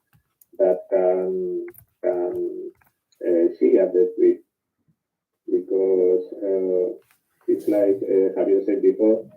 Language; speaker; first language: English; non-native, learner; Spanish